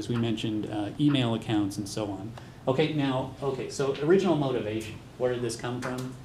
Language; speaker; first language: English; native; English